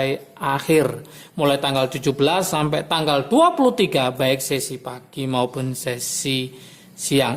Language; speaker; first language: Indonesian; native; Indonesian